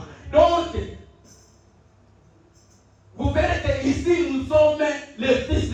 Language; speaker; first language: French; non-native, local second language; Lingala